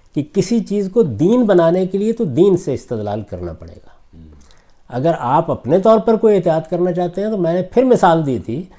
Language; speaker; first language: Urdu; non-native, local second language; Punjabi